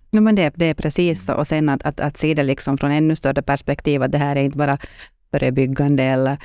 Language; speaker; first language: Swedish; non-native, local second language; Finnish